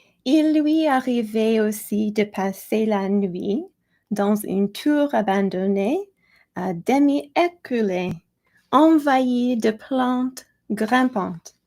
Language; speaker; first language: French; non-native, learner; English